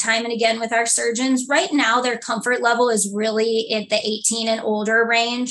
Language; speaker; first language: English; native; English